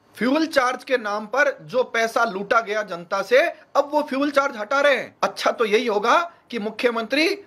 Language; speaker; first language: Hindi; native; Hindi